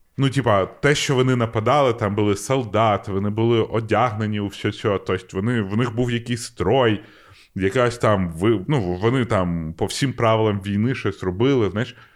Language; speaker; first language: Ukrainian; non-native, local second language; Russian